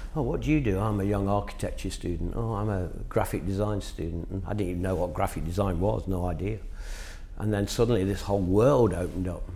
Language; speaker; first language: English; native; English